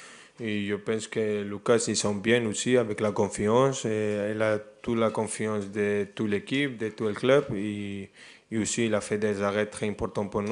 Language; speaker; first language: French; non-native, fluent; Spanish